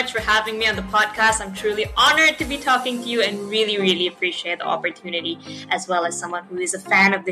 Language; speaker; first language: English; non-native, local second language; Tamil